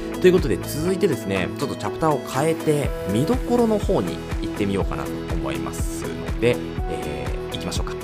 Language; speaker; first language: Japanese; native; Japanese